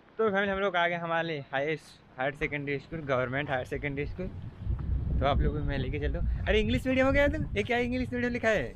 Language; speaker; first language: Hindi; native; Hindi